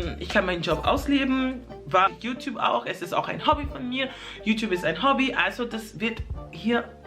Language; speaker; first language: German; early bilingual, other home language; English